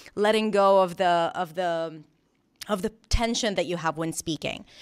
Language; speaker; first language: English; non-native, fluent; Hebrew